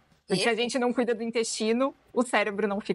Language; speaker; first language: Portuguese; native; Portuguese